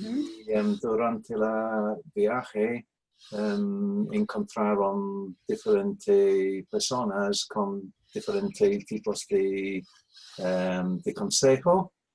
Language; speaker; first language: Spanish; non-native, learner; English